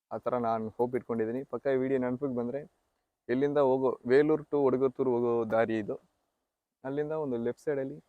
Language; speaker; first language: Kannada; non-native, local second language; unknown